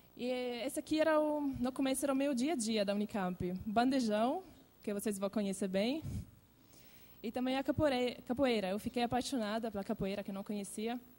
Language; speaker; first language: Portuguese; non-native, fluent; Italian